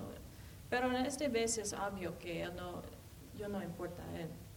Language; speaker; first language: Spanish; non-native, learner; English